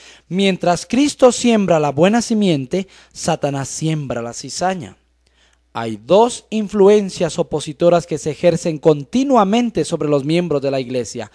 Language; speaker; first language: Spanish; native; Spanish